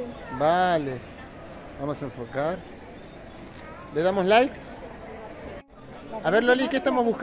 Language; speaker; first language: Spanish; native; Spanish